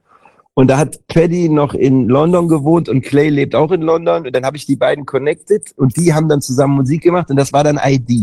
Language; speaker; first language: German; native; German